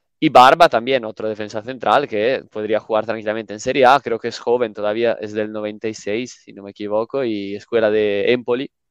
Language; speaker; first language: Spanish; non-native, fluent; Italian